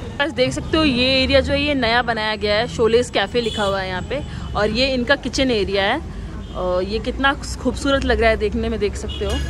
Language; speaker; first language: Hindi; native; Hindi